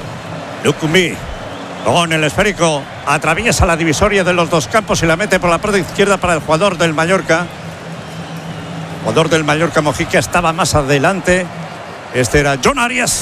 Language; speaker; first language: Spanish; native; Spanish